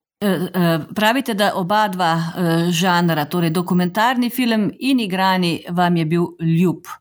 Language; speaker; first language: Slovenian; native; Slovenian